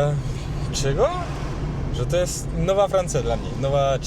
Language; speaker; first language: Polish; non-native, learner; French